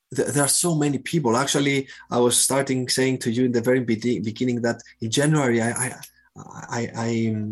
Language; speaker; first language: English; non-native, fluent; Greek